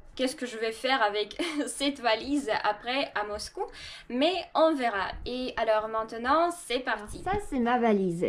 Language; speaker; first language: French; non-native, learner; Russian